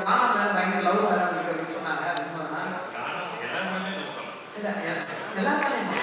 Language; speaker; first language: Tamil; native; Tamil